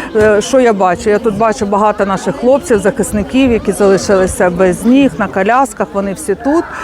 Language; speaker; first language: Ukrainian; non-native, local second language; Russian